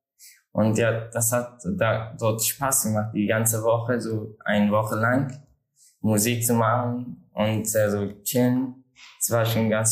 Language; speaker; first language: German; non-native, learner; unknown